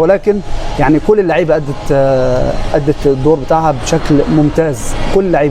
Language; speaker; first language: Arabic; native; Arabic